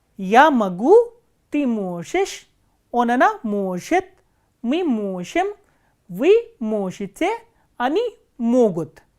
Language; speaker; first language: Russian; non-native, fluent; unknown